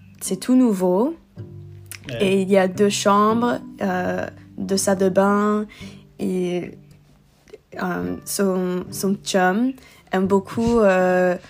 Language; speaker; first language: French; non-native, learner; English